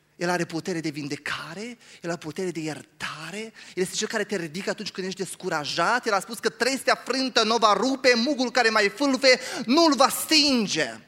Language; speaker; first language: Romanian; native; Romanian